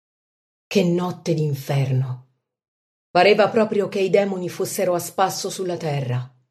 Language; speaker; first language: Italian; native; Italian